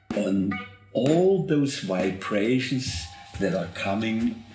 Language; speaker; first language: English; non-native, fluent; German